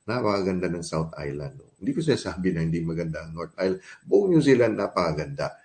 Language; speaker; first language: Filipino; native; Filipino